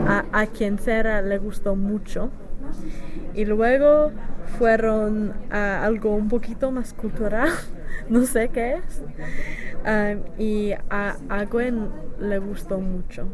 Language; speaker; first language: Spanish; non-native, learner; English